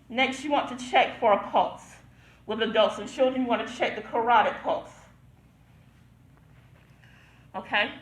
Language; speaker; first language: English; native; English